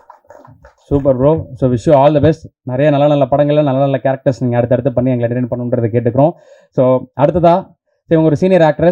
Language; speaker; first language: Tamil; native; Tamil